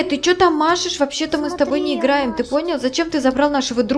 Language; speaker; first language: Russian; native; Russian